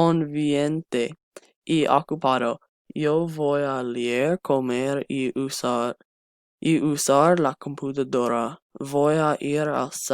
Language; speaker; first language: Spanish; non-native, learner; English